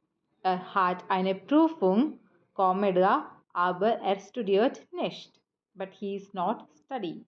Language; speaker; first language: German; non-native, learner; Malayalam